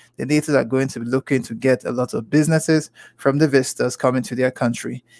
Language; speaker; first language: English; non-native, local second language; Igbo